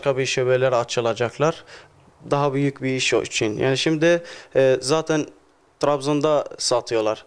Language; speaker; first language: Turkish; non-native, learner; Arabic